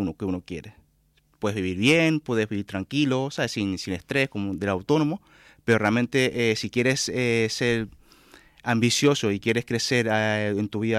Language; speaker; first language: Spanish; native; Spanish